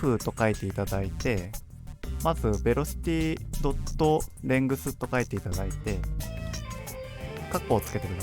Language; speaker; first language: Japanese; native; Japanese